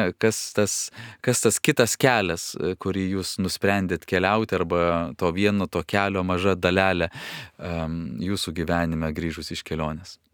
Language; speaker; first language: Lithuanian; native; Lithuanian